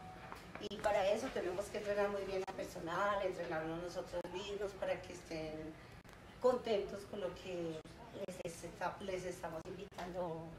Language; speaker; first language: Spanish; native; Spanish